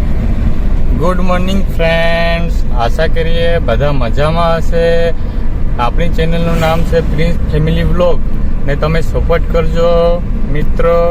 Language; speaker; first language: Gujarati; non-native, local second language; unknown